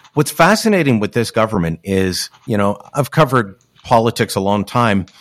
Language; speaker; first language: English; native; English